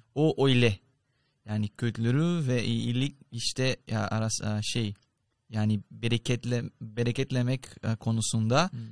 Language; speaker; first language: Turkish; non-native, fluent; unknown